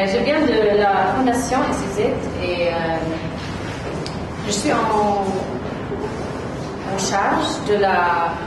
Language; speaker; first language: French; non-native, fluent; German